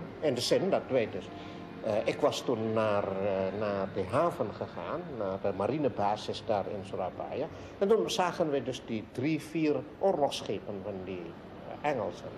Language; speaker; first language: Dutch; non-native, local second language; Indonesian